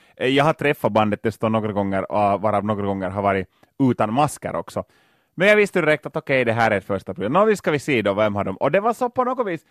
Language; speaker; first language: Swedish; native; Swedish